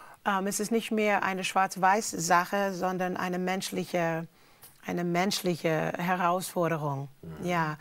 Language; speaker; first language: German; non-native, fluent; English